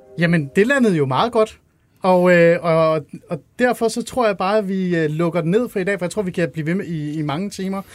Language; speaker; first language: Danish; early bilingual, other home language; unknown